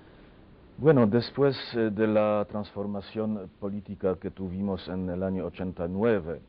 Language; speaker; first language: Spanish; non-native, fluent; Polish